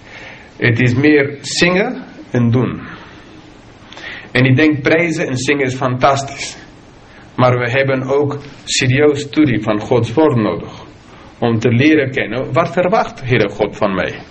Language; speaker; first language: Dutch; non-native, fluent; English